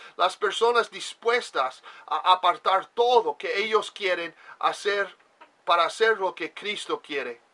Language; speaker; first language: Spanish; non-native, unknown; English